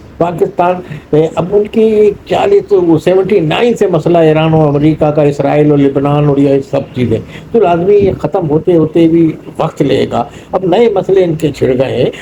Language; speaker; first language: Urdu; non-native, local second language; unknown